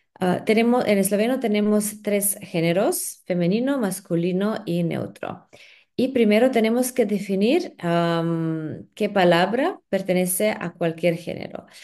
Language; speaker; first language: Spanish; non-native, fluent; Slovenian